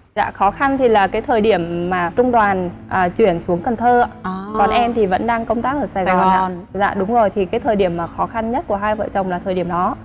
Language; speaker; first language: Vietnamese; native; Vietnamese